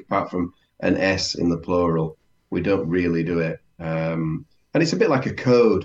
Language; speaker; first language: English; native; English